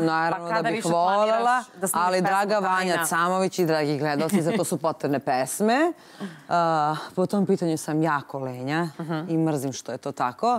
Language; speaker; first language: Serbian; native; Serbian